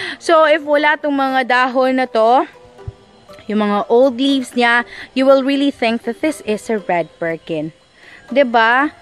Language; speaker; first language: Filipino; non-native, local second language; Cebuano